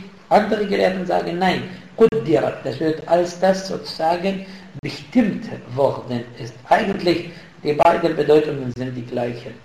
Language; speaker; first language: German; non-native, fluent; Arabic